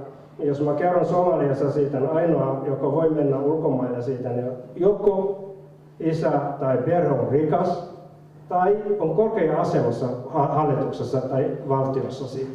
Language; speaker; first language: Finnish; non-native, fluent; Somali